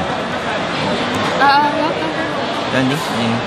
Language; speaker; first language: Vietnamese; non-native, learner; Korean